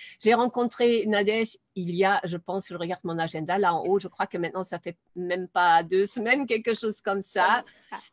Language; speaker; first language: French; non-native, fluent; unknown